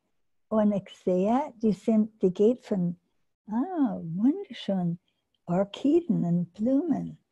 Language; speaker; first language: German; non-native, learner; English